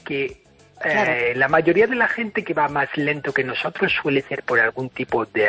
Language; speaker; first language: Spanish; non-native, fluent; English